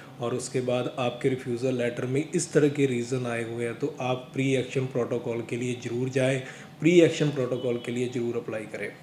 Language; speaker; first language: Hindi; non-native, local second language; Punjabi